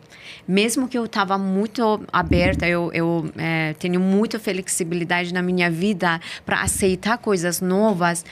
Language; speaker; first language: Portuguese; non-native, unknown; Persian